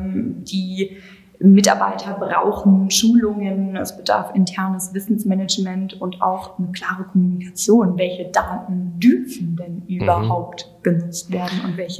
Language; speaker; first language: German; native; German